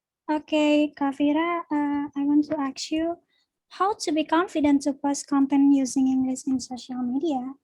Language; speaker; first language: English; non-native, learner; Indonesian